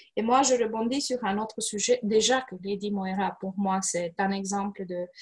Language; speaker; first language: French; non-native, fluent; Romanian